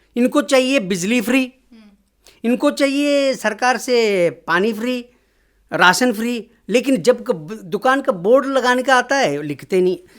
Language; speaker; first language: Hindi; non-native, local second language; Kannada